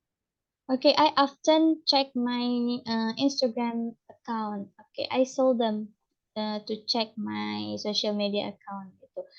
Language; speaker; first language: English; non-native, learner; Indonesian